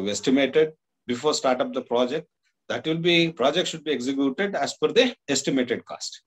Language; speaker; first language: English; non-native, local second language; Kannada